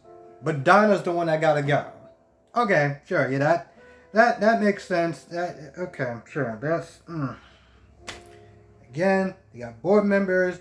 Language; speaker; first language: English; native; English